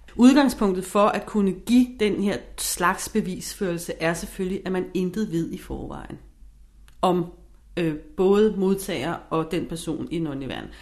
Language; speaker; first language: Danish; non-native, fluent; English